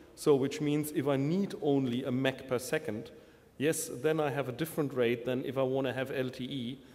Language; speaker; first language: English; non-native, fluent; German